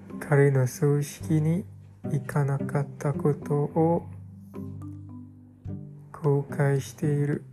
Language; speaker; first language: Japanese; non-native, learner; English